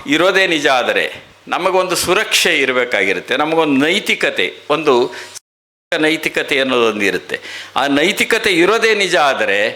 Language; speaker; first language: Kannada; native; Kannada